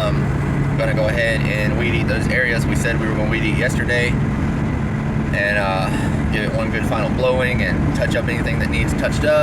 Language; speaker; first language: English; native; English